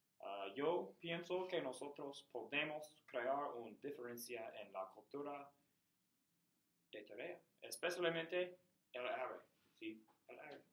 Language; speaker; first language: Spanish; non-native, learner; English